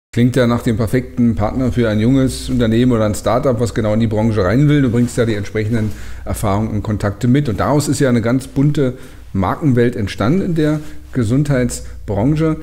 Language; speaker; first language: German; native; German